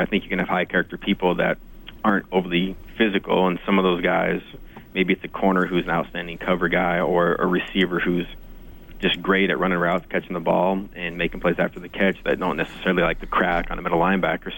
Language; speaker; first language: English; native; English